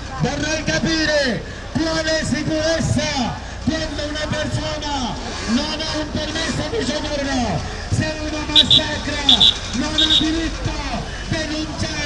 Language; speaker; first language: Italian; non-native, local second language; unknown